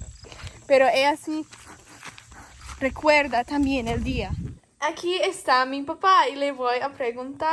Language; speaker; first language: Spanish; non-native, fluent; English